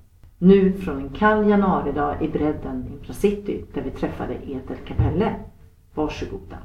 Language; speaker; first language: Swedish; native; Swedish